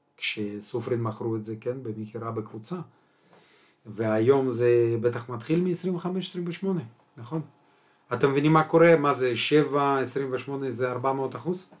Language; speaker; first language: Hebrew; non-native, fluent; Russian